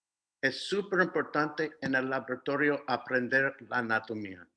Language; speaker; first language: Spanish; non-native, fluent; English